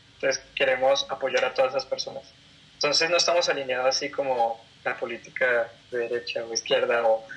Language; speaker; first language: Spanish; native; Spanish